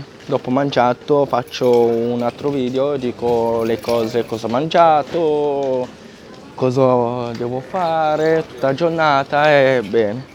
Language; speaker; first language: Italian; non-native, fluent; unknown